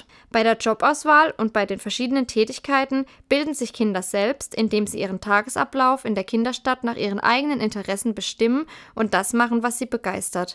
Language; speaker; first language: German; native; German